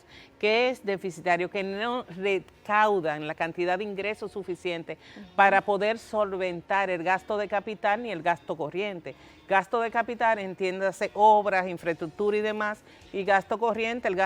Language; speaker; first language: Spanish; native; Spanish